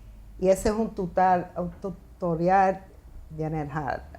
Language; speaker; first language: Spanish; early bilingual, heritage; Spanish